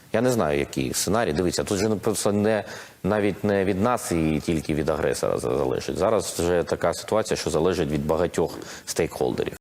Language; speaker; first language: Ukrainian; non-native, local second language; Russian